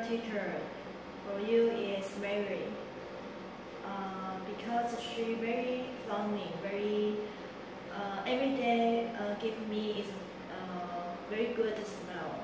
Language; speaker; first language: English; non-native, learner; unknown